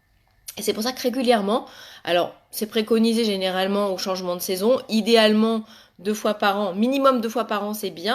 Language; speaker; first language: French; native; French